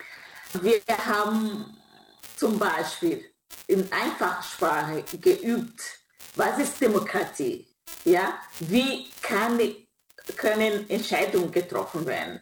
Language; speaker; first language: German; non-native, fluent; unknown